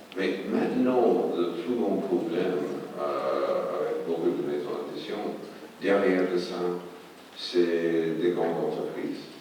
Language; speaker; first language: French; non-native, fluent; English